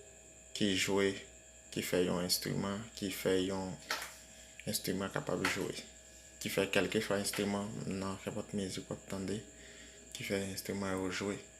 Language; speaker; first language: French; non-native, learner; Haitian Creole